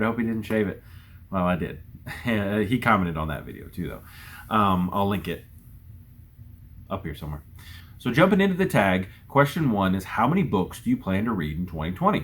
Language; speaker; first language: English; native; English